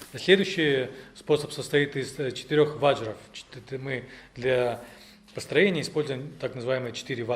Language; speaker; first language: Russian; native; Russian